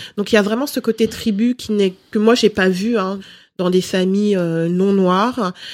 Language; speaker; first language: French; early bilingual, other home language; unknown